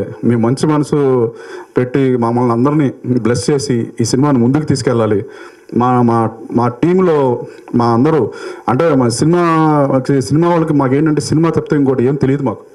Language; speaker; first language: Telugu; native; Telugu